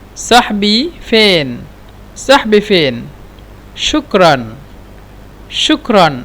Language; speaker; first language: Arabic; non-native, fluent; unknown